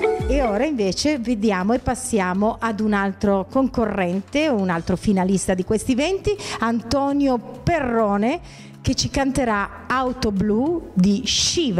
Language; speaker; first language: Italian; native; Italian